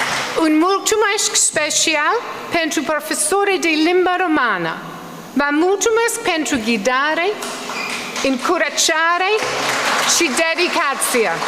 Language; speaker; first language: Romanian; non-native, learner; English